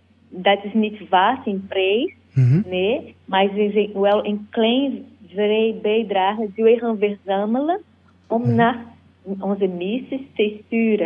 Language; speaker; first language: Dutch; non-native, learner; Portuguese